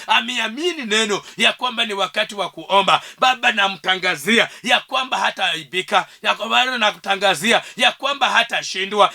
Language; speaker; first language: Swahili; non-native, local second language; Luo (Kenya and Tanzania)